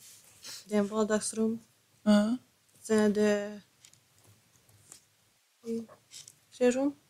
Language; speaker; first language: Swedish; non-native, fluent; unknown